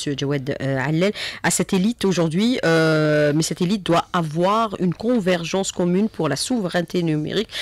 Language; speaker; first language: French; non-native, local second language; Arabic